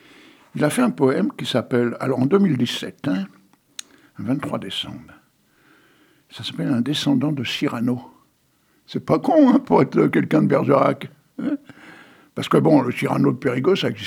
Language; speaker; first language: French; native; French